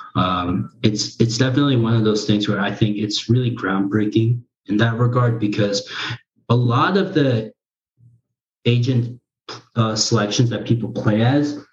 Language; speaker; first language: English; early bilingual, other home language; Korean